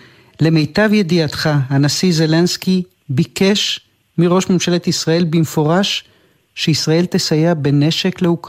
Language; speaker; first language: Hebrew; native; Hebrew